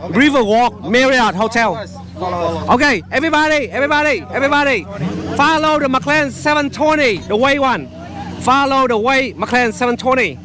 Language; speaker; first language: English; non-native, fluent; Vietnamese